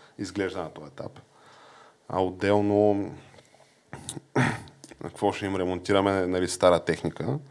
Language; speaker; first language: Bulgarian; native; Bulgarian